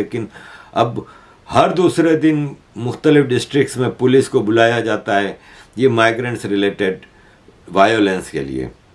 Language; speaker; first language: Urdu; native; Urdu